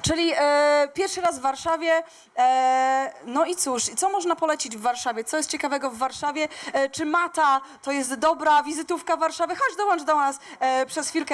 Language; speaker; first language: Polish; native; Polish